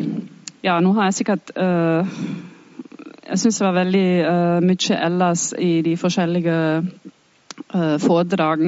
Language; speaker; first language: Norwegian; non-native, fluent; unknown